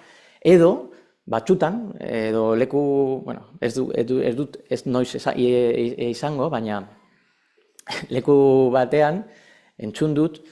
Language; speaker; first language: Basque; non-native, local second language; Spanish